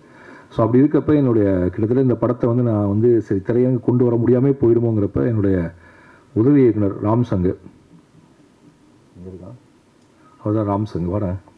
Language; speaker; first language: Tamil; native; Tamil